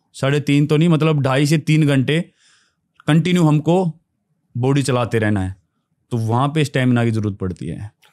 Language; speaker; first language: Hindi; native; Hindi